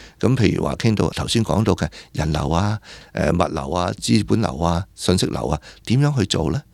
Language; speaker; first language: Cantonese; native; Cantonese